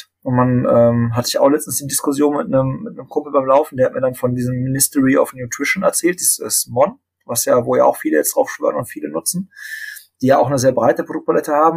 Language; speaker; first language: German; native; German